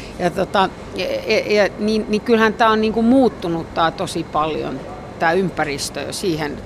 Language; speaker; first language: Finnish; non-native, local second language; Swedish